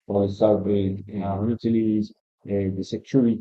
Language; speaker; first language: English; non-native, learner; Spanish